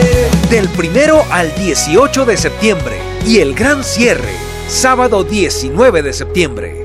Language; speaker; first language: Spanish; native; Spanish